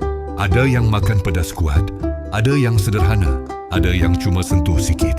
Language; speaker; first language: Malay; native; Malay